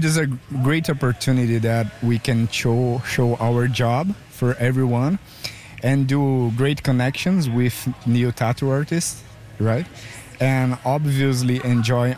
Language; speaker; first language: English; non-native, fluent; Portuguese